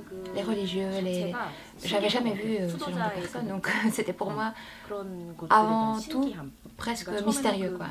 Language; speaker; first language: French; non-native, fluent; Korean